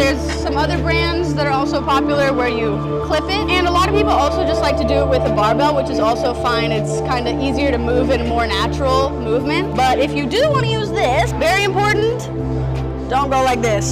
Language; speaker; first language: English; native; English